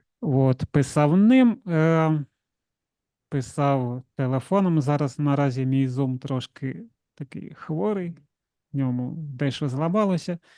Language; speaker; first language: Ukrainian; non-native, local second language; Russian